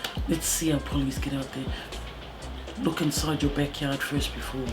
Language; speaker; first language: English; native; English